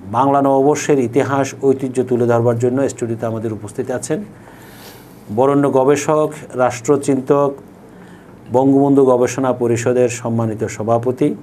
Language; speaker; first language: Bangla; native; Bangla